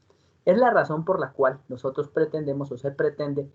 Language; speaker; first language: Spanish; native; Spanish